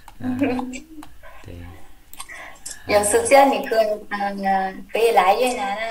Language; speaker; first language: Chinese; non-native, learner; Vietnamese